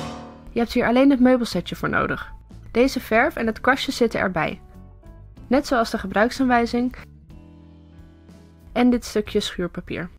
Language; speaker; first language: Dutch; native; Dutch